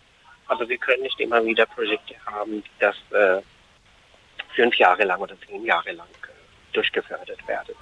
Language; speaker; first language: German; non-native, fluent; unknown